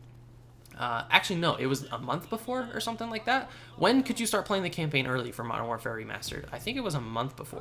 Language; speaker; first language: English; native; English